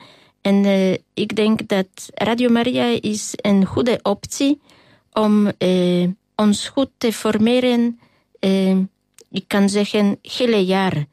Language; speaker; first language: Dutch; non-native, fluent; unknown